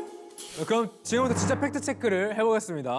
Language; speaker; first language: Korean; native; Korean